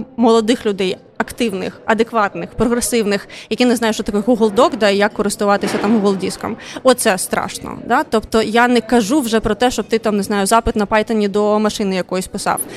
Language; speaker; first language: Ukrainian; non-native, local second language; Russian